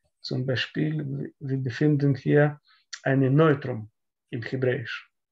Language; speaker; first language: German; non-native, learner; Russian